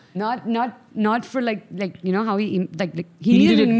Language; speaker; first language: English; non-native, local second language; Sindhi